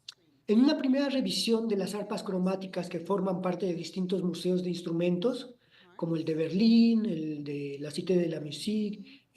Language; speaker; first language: Spanish; native; Spanish